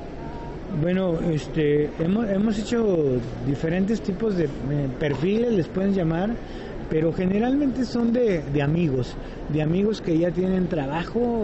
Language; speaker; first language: Spanish; native; Spanish